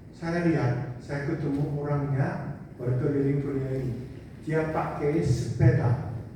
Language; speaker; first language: Indonesian; non-native, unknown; Korean